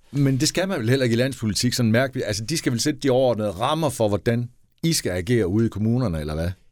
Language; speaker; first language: Danish; native; Danish